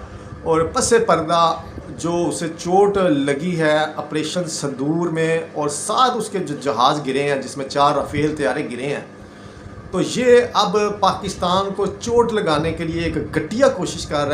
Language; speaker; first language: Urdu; non-native, local second language; Punjabi